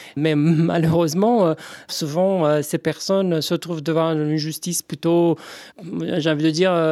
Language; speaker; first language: French; non-native, fluent; Romanian